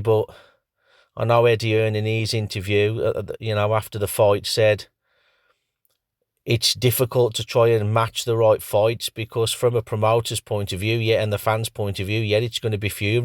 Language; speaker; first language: English; native; English